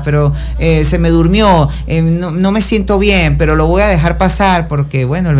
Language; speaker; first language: Spanish; native; Spanish